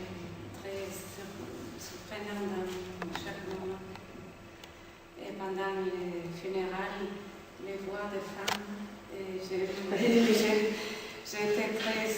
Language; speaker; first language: French; non-native, learner; Spanish